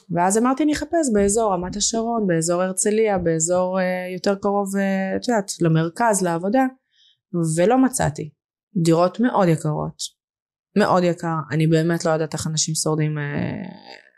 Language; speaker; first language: Hebrew; early bilingual, other home language; Russian